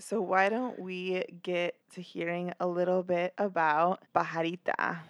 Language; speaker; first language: English; early bilingual, other home language; Spanish